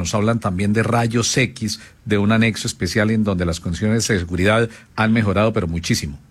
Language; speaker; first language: Spanish; native; Spanish